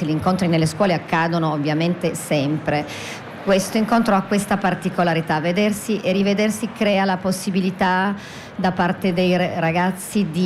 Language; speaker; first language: Italian; native; Italian